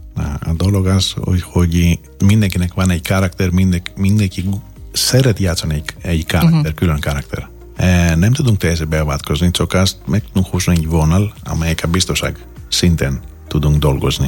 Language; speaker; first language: Hungarian; non-native, fluent; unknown